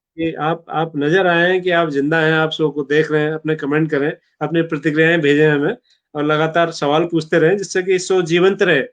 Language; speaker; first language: Hindi; native; Hindi